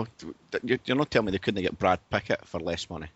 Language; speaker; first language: English; native; English